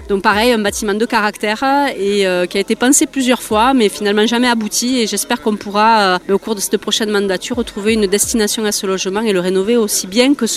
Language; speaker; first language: French; native; French